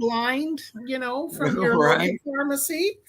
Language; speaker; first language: English; native; English